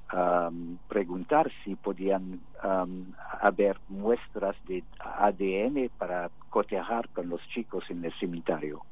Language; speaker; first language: Spanish; non-native, fluent; English